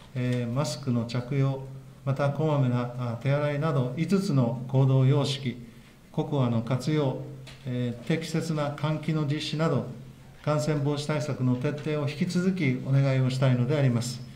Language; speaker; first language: Japanese; native; Japanese